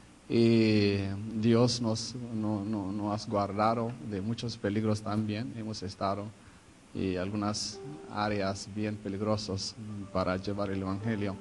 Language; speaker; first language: Spanish; non-native, fluent; Hebrew